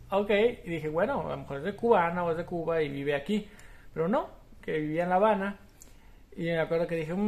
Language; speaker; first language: Spanish; early bilingual, heritage; Spanish